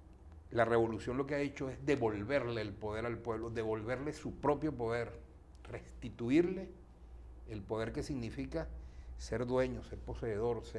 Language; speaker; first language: Spanish; native; Spanish